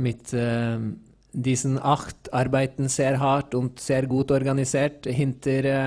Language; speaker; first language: German; non-native, learner; Norwegian